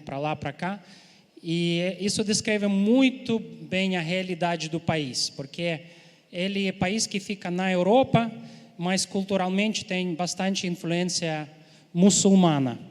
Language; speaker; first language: Portuguese; non-native, fluent; Ukrainian